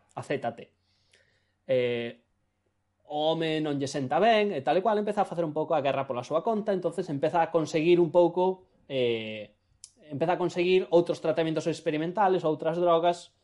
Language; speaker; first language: Galician; non-native, local second language; Spanish